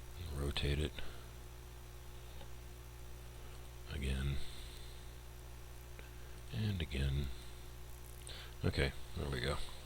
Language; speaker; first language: English; native; English